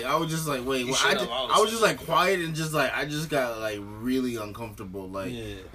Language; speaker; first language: English; native; English